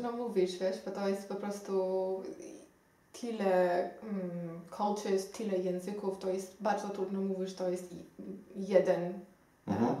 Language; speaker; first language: Polish; non-native, learner; Xhosa